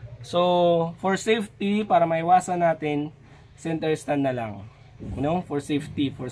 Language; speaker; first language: Filipino; non-native, local second language; Waray